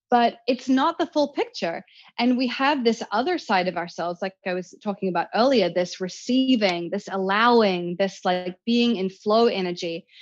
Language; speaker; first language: English; native; English